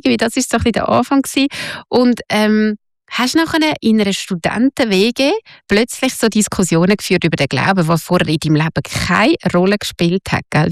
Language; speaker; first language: German; native; German